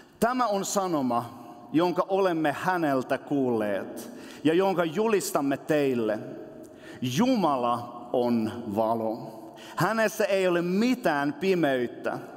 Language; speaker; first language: Finnish; non-native, local second language; Swedish